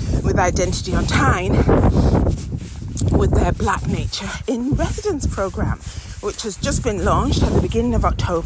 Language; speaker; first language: English; native; English